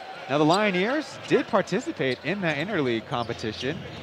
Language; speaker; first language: English; native; English